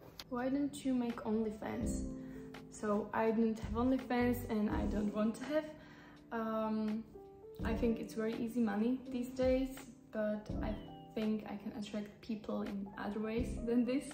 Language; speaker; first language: English; non-native, fluent; Slovak